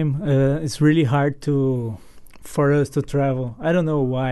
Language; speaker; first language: English; non-native, fluent; Portuguese